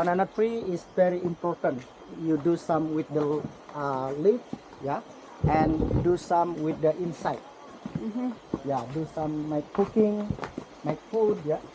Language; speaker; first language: English; non-native, learner; Indonesian